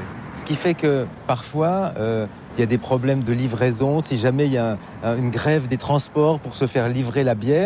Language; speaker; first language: French; native; French